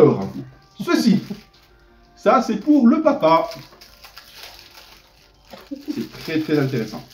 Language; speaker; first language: French; native; French